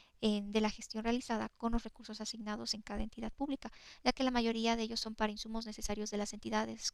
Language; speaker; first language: Spanish; native; Spanish